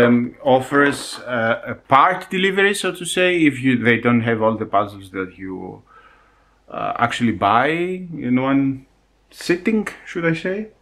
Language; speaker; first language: English; non-native, fluent; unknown